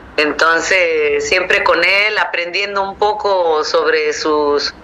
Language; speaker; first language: Spanish; native; Spanish